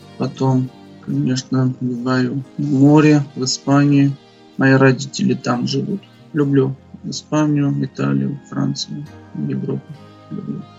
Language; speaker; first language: Russian; non-native, fluent; Armenian